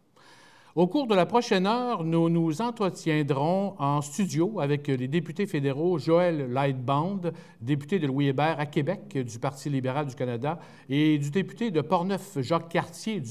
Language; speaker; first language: French; native; French